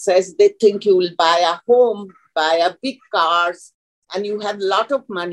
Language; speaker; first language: English; non-native, local second language; Bangla